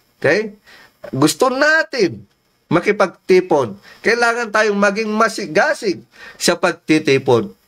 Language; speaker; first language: Filipino; non-native, local second language; Iloko